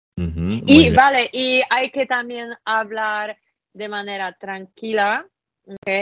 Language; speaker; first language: Spanish; non-native, fluent; Polish